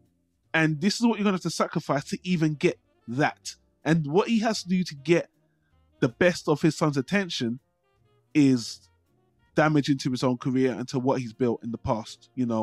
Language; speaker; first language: English; native; English